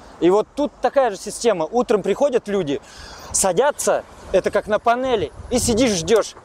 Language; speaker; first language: Russian; native; Russian